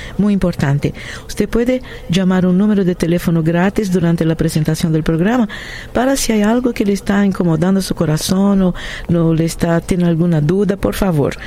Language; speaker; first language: Spanish; non-native, fluent; Portuguese